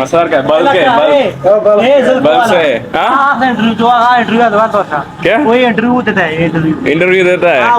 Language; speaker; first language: Hindi; non-native, learner; Malayalam